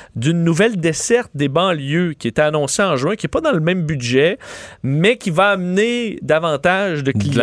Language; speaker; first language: French; native; French